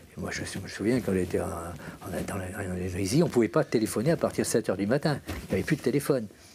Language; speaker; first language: French; native; French